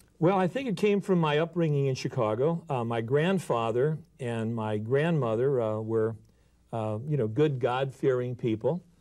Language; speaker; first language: English; native; English